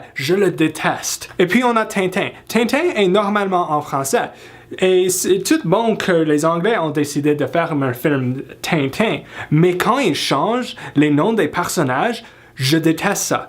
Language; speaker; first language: French; non-native, fluent; English